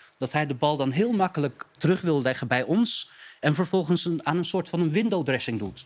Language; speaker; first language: Dutch; non-native, local second language; Turkish